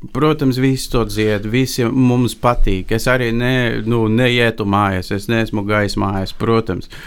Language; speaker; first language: Latvian; non-native, fluent; Bulgarian